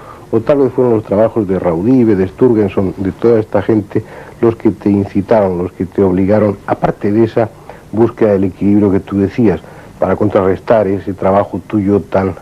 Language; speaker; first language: Spanish; native; Spanish